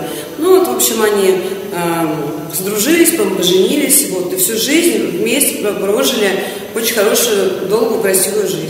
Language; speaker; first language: Russian; native; Russian